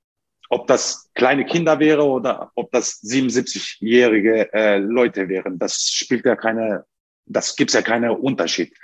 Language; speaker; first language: German; non-native, fluent; Turkish